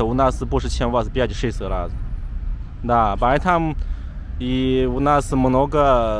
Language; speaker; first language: Russian; non-native, learner; Chinese